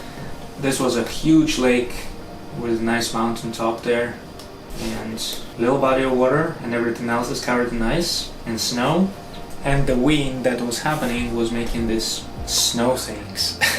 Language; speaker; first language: English; non-native, fluent; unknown